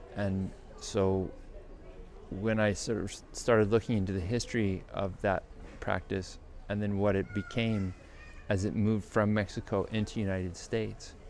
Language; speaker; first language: English; native; English